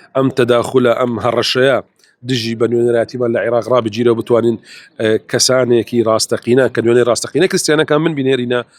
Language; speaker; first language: Central Kurdish; non-native, local second language; Assyrian Neo-Aramaic